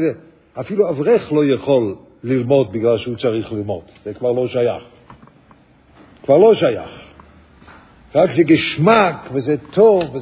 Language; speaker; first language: Hebrew; non-native, fluent; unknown